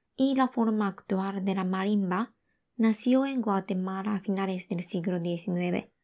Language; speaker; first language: Spanish; non-native, fluent; Japanese